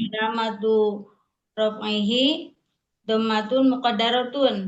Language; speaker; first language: Arabic; non-native, learner; Indonesian